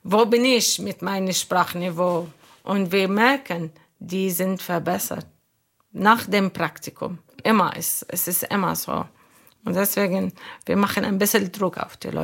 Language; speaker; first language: German; non-native, fluent; Arabic